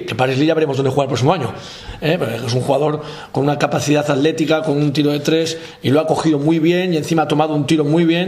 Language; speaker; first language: Spanish; native; Spanish